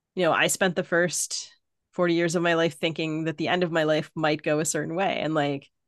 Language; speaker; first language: English; native; English